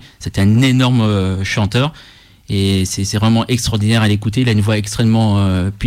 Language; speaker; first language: French; native; French